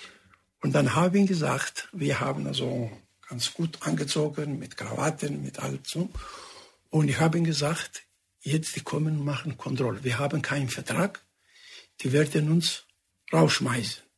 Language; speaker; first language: German; non-native, fluent; Greek